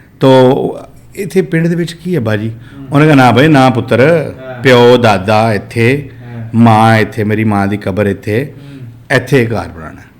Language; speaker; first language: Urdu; non-native, local second language; Punjabi